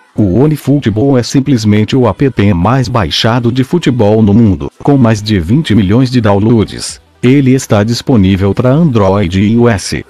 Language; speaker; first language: Portuguese; native; Portuguese